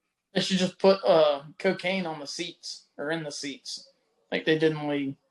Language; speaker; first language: English; native; English